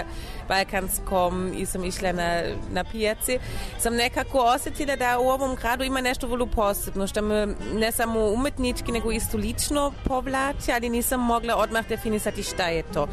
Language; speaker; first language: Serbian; non-native, learner; German